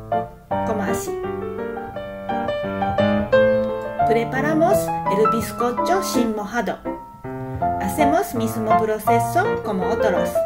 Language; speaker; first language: Spanish; non-native, learner; Japanese